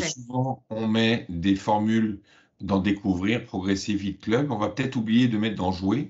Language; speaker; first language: French; native; French